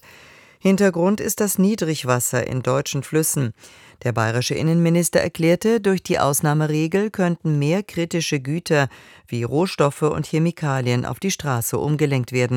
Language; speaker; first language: German; native; German